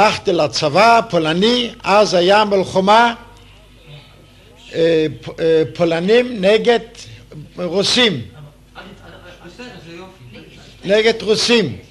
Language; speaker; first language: Hebrew; non-native, fluent; Yiddish